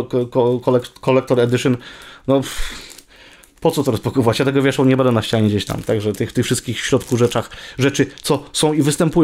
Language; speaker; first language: Polish; native; Polish